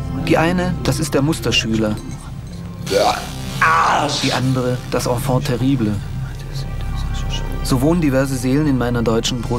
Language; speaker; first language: German; native; German